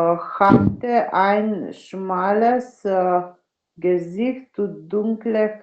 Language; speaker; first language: German; non-native, learner; Macedonian